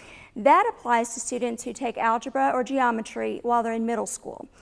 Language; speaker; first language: English; native; English